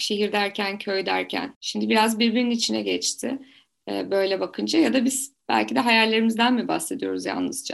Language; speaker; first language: Turkish; native; Turkish